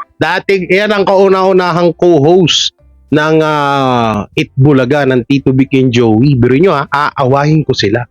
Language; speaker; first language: Filipino; native; Filipino